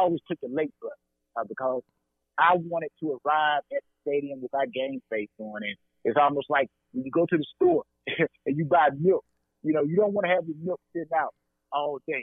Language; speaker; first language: English; native; English